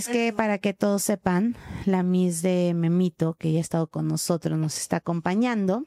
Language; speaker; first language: Spanish; native; Spanish